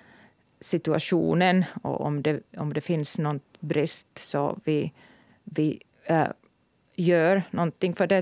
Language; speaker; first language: Swedish; non-native, local second language; Finnish